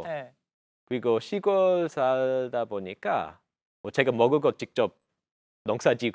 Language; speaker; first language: Korean; non-native, fluent; English